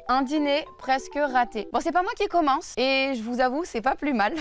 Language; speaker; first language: French; native; French